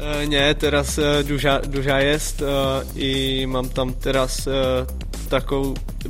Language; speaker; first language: Polish; non-native, learner; Czech